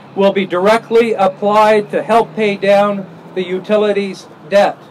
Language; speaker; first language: English; native; English